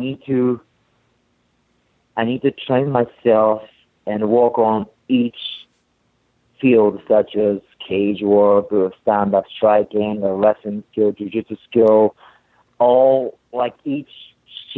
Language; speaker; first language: English; non-native, fluent; Japanese